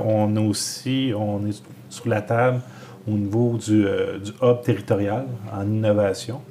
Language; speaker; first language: French; native; French